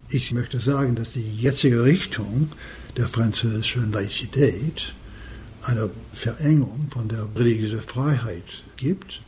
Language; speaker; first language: German; non-native, fluent; English